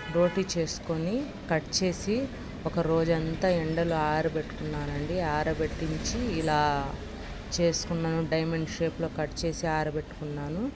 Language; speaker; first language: Telugu; non-native, local second language; Urdu